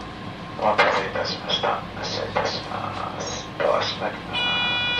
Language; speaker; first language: Japanese; native; Japanese